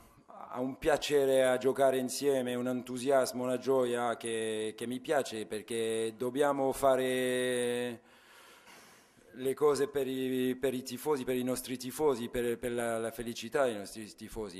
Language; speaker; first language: Italian; non-native, fluent; French